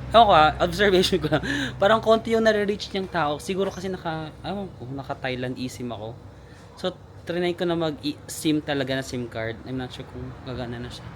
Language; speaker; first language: Filipino; non-native, local second language; Waray